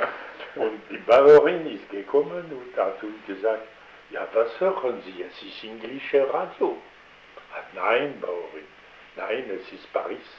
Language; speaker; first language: German; non-native, learner; French